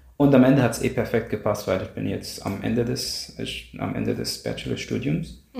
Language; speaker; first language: German; non-native, fluent; Arabic